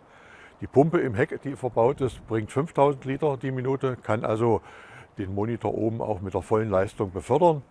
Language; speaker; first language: German; native; German